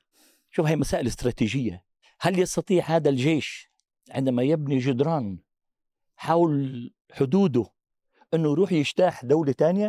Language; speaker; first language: Arabic; native; Arabic